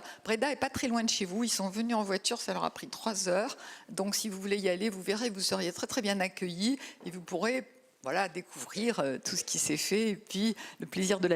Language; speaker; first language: French; native; French